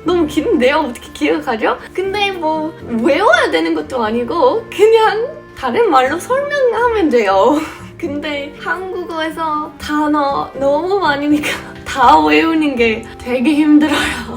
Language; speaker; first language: Korean; non-native, fluent; English